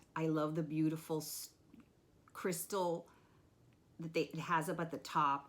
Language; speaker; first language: English; native; English